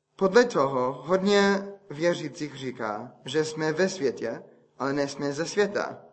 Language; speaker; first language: Czech; non-native, fluent; English